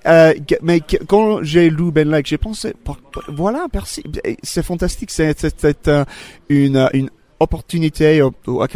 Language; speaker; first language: French; non-native, learner; English